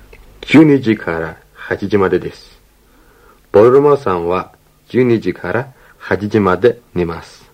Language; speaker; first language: Japanese; non-native, learner; Mongolian